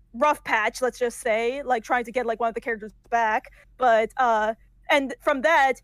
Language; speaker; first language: English; native; English